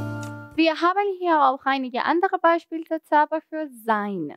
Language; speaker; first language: German; non-native, fluent; Persian